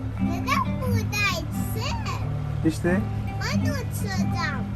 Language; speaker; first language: Turkish; early bilingual, heritage; Turkish